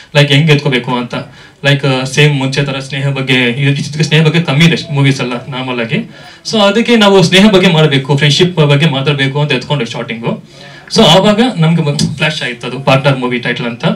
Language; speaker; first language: Kannada; non-native, local second language; Telugu